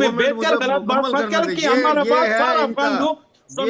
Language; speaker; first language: Hindi; non-native, fluent; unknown